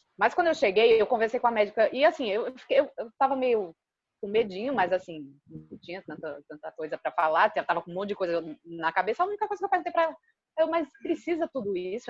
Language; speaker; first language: Portuguese; native; Portuguese